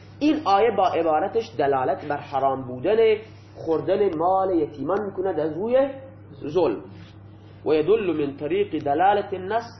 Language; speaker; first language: Persian; non-native, local second language; Baluchi